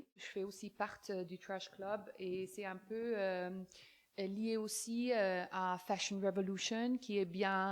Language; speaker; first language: French; non-native, fluent; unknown